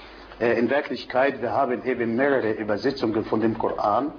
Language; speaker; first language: German; non-native, fluent; Arabic